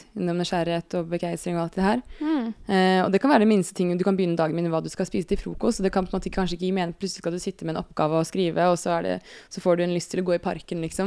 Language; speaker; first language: Norwegian; native; Norwegian